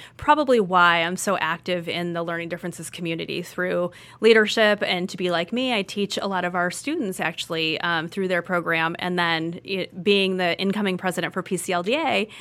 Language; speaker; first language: English; native; English